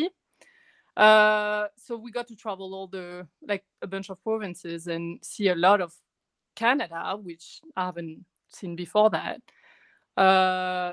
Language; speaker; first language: English; non-native, fluent; French